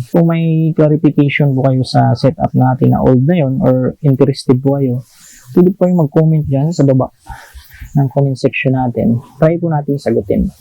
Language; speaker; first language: Filipino; non-native, local second language; Cebuano